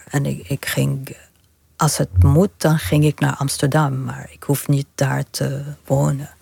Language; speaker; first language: Dutch; non-native, fluent; Arabic